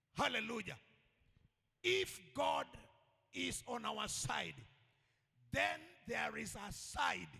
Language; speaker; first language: English; non-native, local second language; Swahili